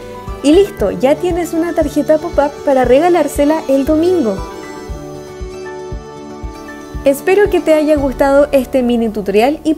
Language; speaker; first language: Spanish; native; Spanish